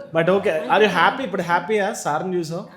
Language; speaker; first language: Telugu; native; Telugu